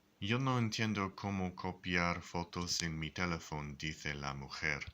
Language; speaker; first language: Spanish; non-native, learner; English